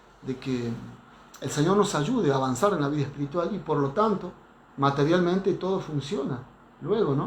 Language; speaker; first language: Spanish; native; Spanish